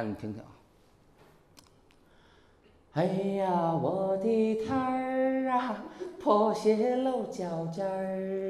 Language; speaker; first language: Chinese; native; Chinese